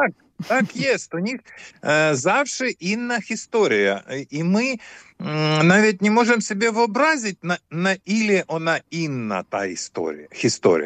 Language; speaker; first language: Polish; non-native, fluent; Ukrainian